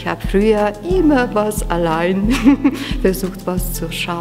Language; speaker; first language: German; non-native, learner; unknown